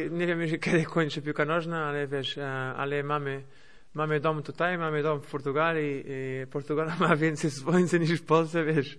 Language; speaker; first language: Polish; non-native, fluent; Portuguese